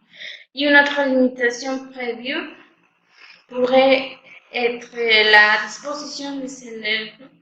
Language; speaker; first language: French; non-native, fluent; Spanish